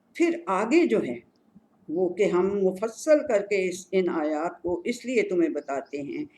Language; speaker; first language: Urdu; native; Urdu